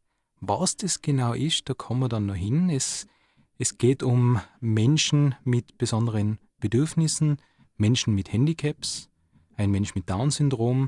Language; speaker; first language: German; native; German